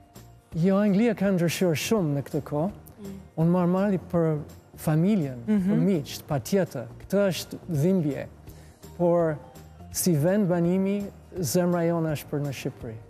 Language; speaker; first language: Albanian; non-native, learner; English